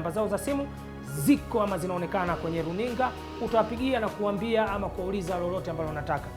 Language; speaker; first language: Swahili; native; Swahili